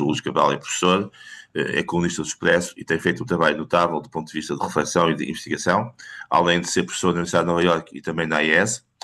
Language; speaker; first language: Portuguese; native; Portuguese